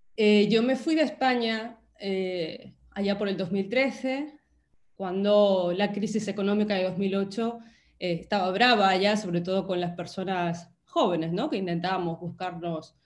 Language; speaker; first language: Spanish; native; Spanish